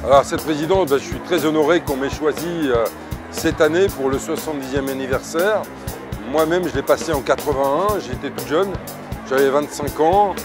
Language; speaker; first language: French; native; French